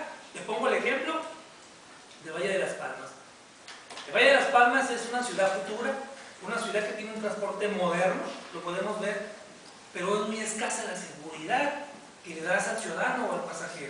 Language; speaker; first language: Spanish; native; Spanish